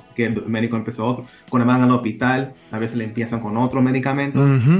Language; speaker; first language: Spanish; early bilingual, heritage; Spanish